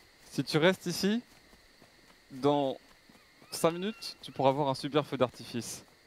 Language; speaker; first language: French; native; French